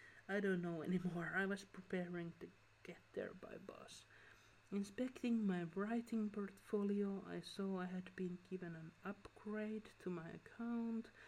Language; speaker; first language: English; non-native, fluent; Finnish